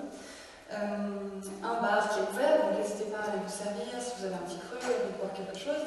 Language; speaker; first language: French; native; French